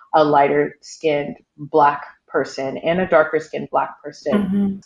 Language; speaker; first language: English; early bilingual, other home language; Haitian Creole